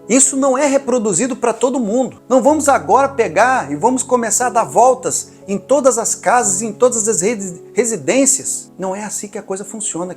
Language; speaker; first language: Portuguese; native; Portuguese